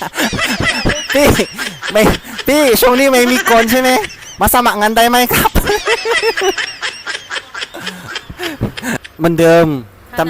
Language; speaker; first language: Thai; non-native, fluent; Filipino